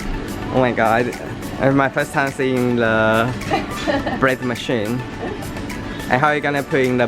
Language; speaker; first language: English; non-native, learner; Chinese